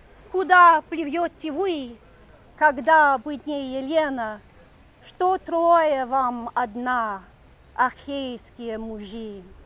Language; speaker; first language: Russian; non-native, fluent; English